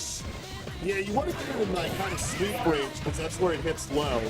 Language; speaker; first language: English; native; English